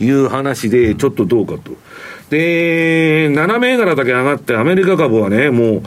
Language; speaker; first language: Japanese; native; Japanese